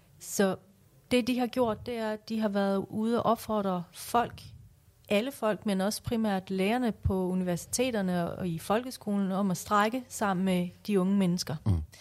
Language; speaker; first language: Danish; early bilingual, other home language; Persian